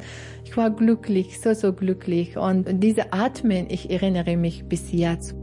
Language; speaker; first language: German; non-native, learner; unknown